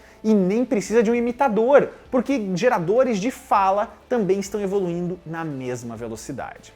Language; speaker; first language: Portuguese; native; Portuguese